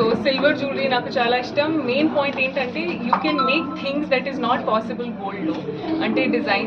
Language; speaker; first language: Telugu; non-native, learner; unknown